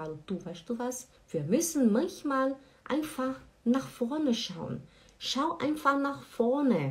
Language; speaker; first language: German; non-native, fluent; Portuguese